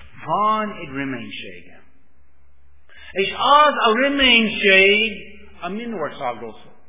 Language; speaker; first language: Hungarian; non-native, fluent; English